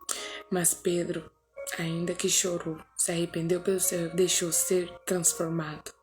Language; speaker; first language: Portuguese; native; Portuguese